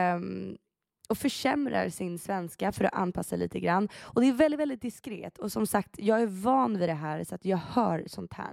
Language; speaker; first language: Swedish; early bilingual, other home language; Persian